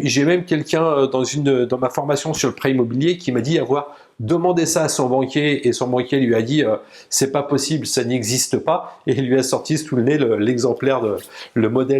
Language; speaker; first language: French; native; French